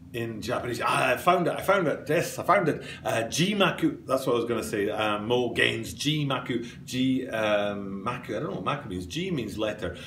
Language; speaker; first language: English; native; English